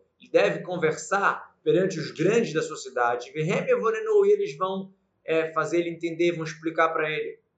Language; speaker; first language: Portuguese; native; Portuguese